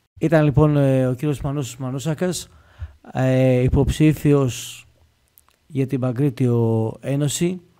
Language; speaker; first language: Greek; native; Greek